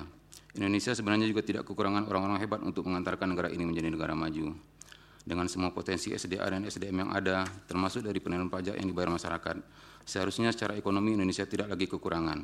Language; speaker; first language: Indonesian; native; Indonesian